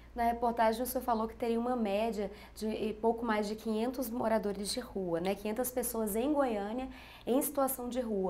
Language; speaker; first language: Portuguese; native; Portuguese